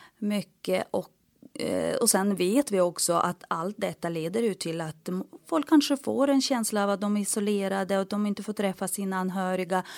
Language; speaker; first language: Swedish; non-native, fluent; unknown